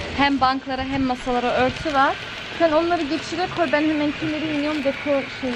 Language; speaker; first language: Turkish; early bilingual, heritage; Turkish